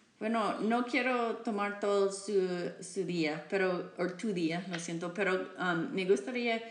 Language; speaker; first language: Spanish; non-native, learner; English